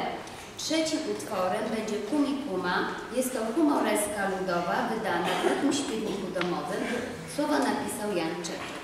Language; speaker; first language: Polish; native; Polish